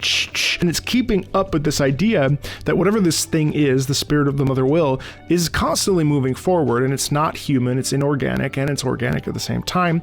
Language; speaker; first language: English; native; English